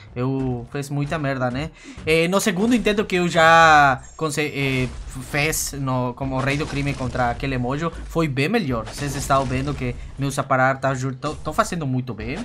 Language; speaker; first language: Portuguese; non-native, fluent; Spanish